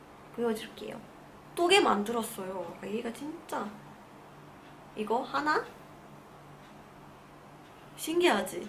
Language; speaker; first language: Korean; non-native, learner; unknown